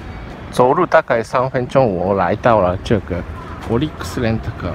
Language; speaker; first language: Chinese; non-native, fluent; Japanese